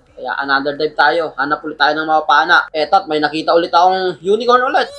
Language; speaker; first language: Filipino; non-native, local second language; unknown